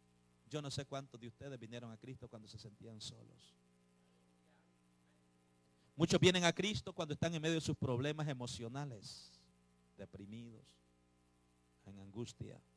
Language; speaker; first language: Spanish; native; Spanish